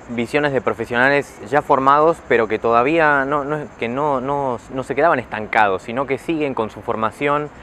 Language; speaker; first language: Spanish; native; Spanish